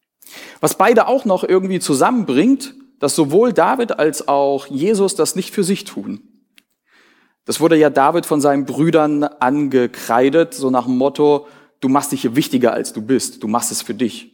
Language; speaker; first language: German; native; German